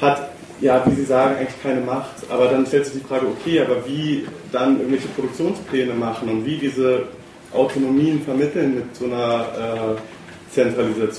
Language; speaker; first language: German; native; German